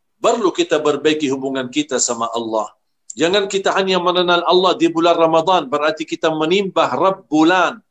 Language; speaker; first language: Malay; non-native, fluent; Arabic